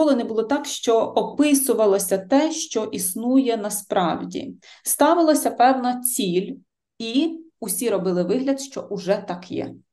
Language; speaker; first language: Ukrainian; native; Ukrainian